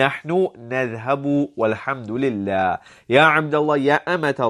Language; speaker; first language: Arabic; non-native, fluent; English